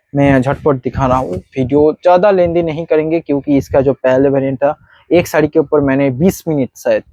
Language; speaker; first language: Hindi; non-native, local second language; Bangla